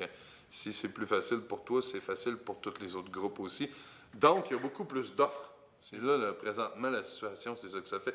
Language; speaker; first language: French; native; French